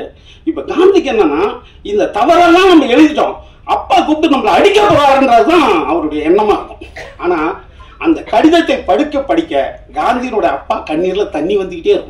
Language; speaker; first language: Tamil; native; Tamil